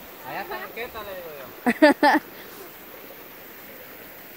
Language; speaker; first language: Spanish; native; Spanish